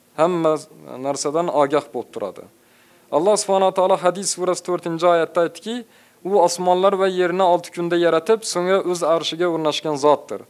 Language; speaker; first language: Uzbek; native; Uzbek